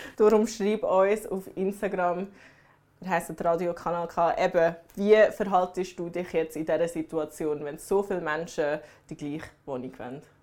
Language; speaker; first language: German; early bilingual, other home language; English